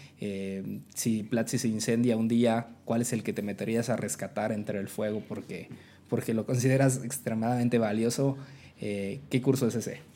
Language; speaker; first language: Spanish; native; Spanish